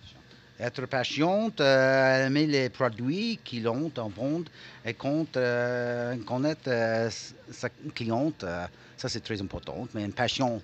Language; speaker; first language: French; non-native, local second language; English